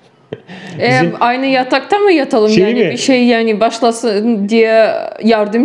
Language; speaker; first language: Turkish; non-native, fluent; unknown